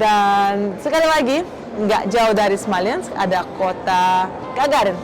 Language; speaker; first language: Indonesian; non-native, fluent; Russian